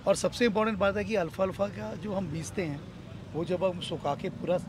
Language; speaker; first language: Hindi; native; Hindi